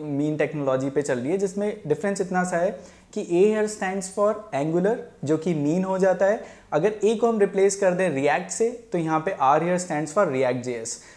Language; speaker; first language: Hindi; native; Hindi